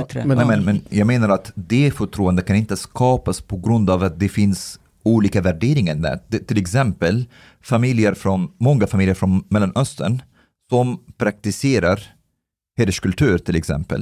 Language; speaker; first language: Swedish; early bilingual, other home language; Arabic